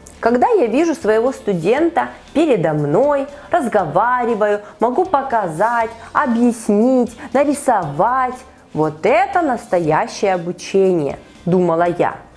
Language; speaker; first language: Russian; native; Russian